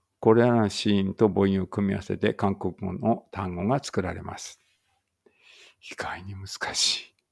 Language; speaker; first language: Japanese; native; Japanese